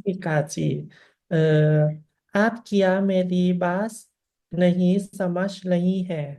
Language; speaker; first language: Hindi; non-native, learner; Thai